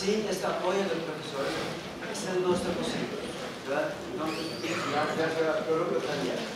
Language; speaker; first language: Spanish; non-native, learner; Dutch